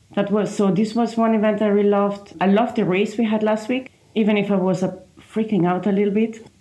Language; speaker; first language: English; non-native, fluent; Italian